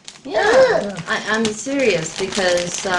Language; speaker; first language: English; non-native, fluent; Korean